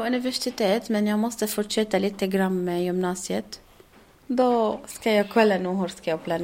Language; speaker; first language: Swedish; non-native, learner; Arabic